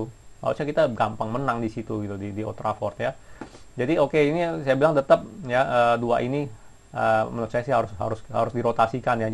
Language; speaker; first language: Indonesian; native; Indonesian